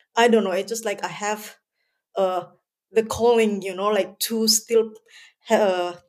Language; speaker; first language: English; non-native, fluent; Indonesian